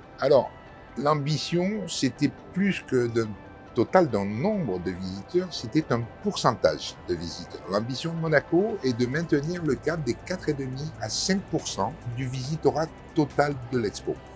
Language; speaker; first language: French; native; French